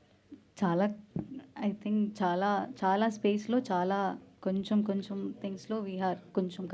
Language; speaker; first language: Telugu; non-native, learner; Malayalam